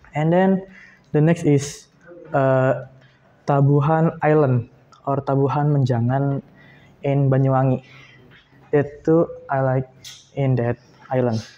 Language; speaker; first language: English; non-native, learner; Indonesian